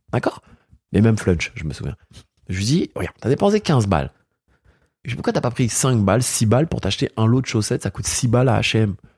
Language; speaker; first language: French; early bilingual, other home language; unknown